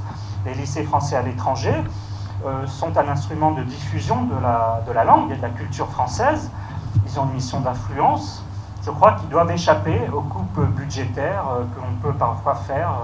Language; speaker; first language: French; native; French